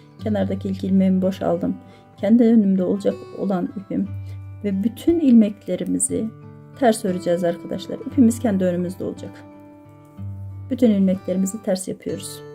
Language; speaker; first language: Turkish; native; Turkish